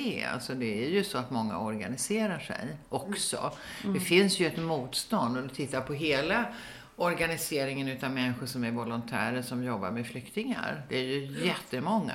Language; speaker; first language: Swedish; native; Swedish